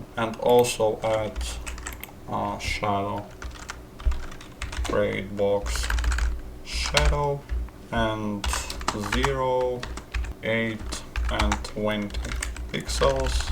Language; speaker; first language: English; non-native, fluent; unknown